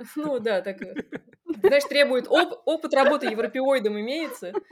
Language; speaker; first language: Russian; native; Russian